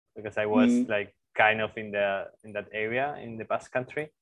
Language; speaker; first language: English; non-native, fluent; Spanish